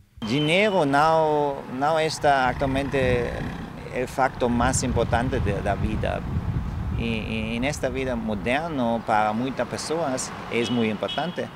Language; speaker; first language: Portuguese; non-native, learner; German